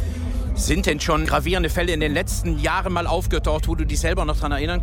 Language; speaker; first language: German; native; German